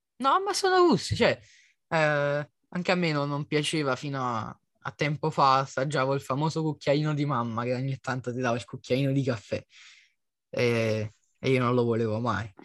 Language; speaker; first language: Italian; native; Italian